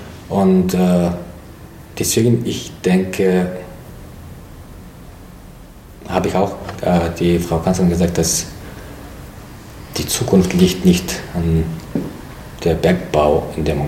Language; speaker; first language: German; non-native, fluent; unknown